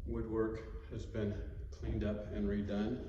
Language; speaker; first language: English; native; English